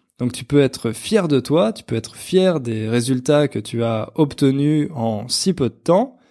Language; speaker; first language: French; native; French